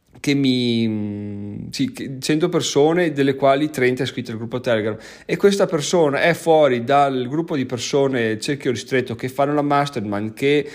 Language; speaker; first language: Italian; native; Italian